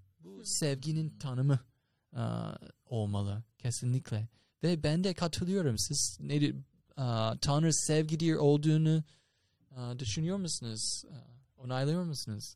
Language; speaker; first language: Turkish; non-native, fluent; English